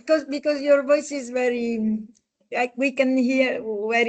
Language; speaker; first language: English; non-native, fluent; Italian